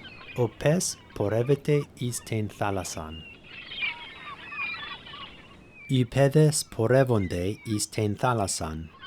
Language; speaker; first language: Greek; non-native, fluent; English